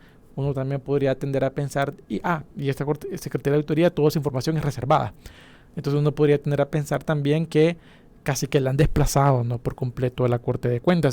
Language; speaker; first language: Spanish; native; Spanish